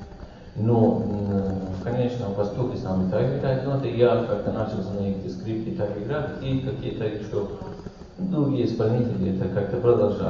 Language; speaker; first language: Russian; non-native, learner; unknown